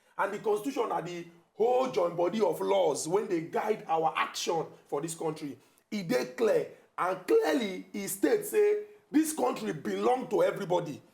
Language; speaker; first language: Nigerian Pidgin; non-native, local second language; Igbo